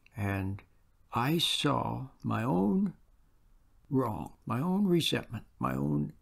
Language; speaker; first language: English; native; English